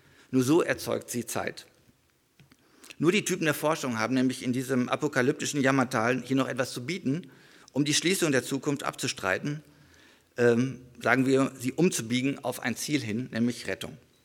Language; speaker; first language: German; native; German